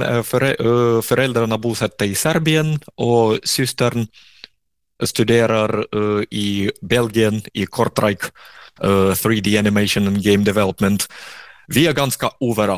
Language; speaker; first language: Swedish; non-native, fluent; Russian